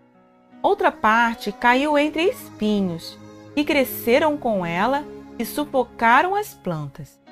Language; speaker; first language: Portuguese; native; Portuguese